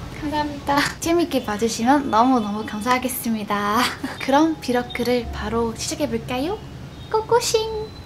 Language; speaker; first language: Korean; non-native, fluent; Vietnamese